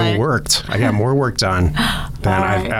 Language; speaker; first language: English; native; English